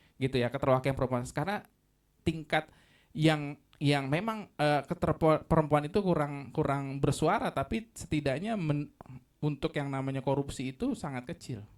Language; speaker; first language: Indonesian; native; Indonesian